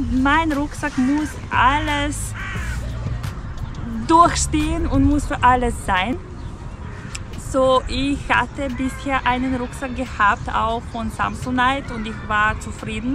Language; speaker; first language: German; non-native, fluent; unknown